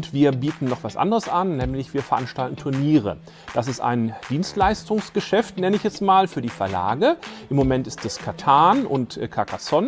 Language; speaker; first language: German; native; German